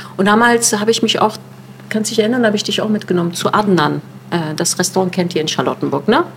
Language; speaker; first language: German; early bilingual, other home language; Turkish